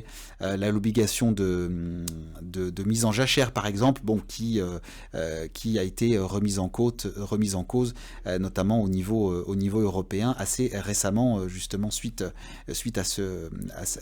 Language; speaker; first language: French; native; French